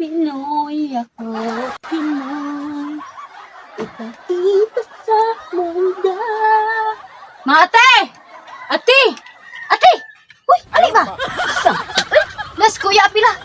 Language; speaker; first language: Filipino; non-native, local second language; Cebuano